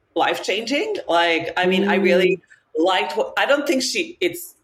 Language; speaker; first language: English; non-native, fluent; Serbian